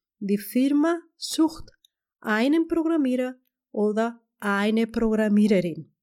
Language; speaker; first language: German; non-native, fluent; Spanish